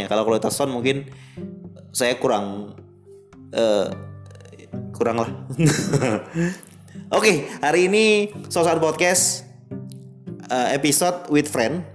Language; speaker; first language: Indonesian; native; Indonesian